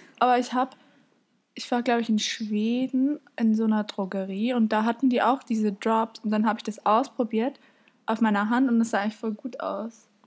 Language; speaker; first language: German; native; German